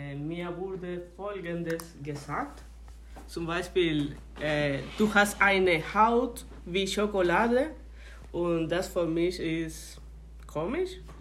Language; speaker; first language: German; non-native, learner; Spanish